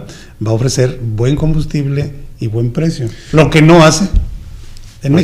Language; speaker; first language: Spanish; native; Spanish